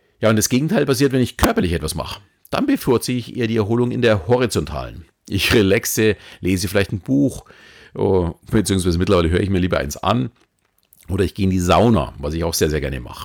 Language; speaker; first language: German; native; German